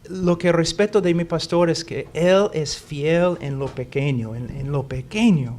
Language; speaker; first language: Spanish; non-native, fluent; English